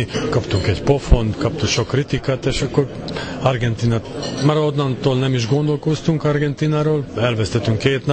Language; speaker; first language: Hungarian; non-native, learner; Serbian